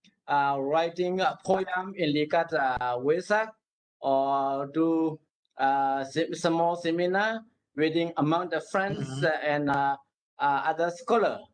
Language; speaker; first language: English; non-native, learner; Burmese